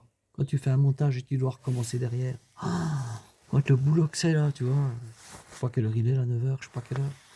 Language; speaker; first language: French; native; French